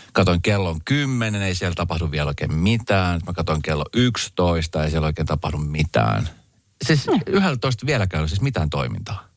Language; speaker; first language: Finnish; early bilingual, other home language; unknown